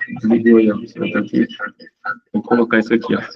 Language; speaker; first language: Portuguese; native; Portuguese